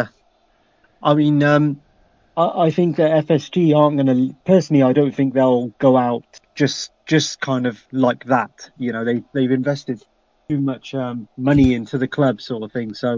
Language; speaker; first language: English; native; English